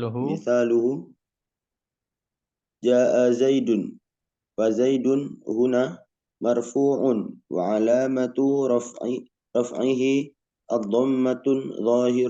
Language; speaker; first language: Arabic; non-native, learner; Indonesian